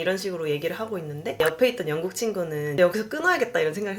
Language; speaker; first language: Korean; native; Korean